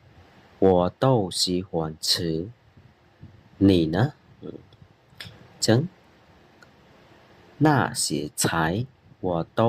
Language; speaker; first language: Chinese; non-native, fluent; Khmer